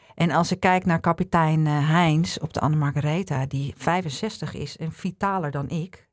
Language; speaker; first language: Dutch; native; Dutch